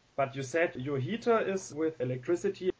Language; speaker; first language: English; non-native, fluent; German